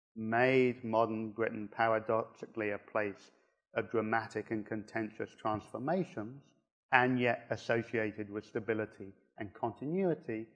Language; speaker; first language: English; native; English